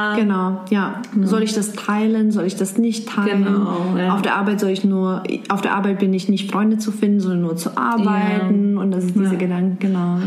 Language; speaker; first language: German; non-native, fluent; Serbian